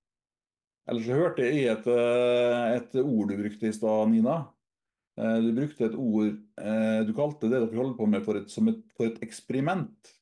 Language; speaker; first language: Norwegian; native; Norwegian